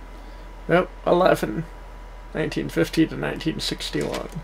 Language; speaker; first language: English; native; English